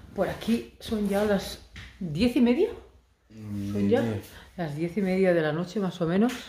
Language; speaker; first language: Spanish; early bilingual, other home language; Arabic